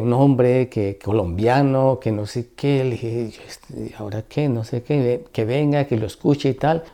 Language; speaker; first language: Spanish; native; Spanish